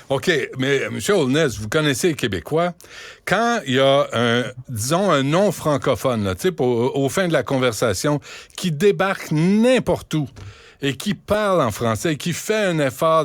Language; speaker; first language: French; native; French